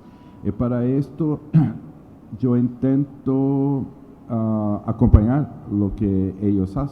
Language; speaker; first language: Spanish; non-native, learner; Portuguese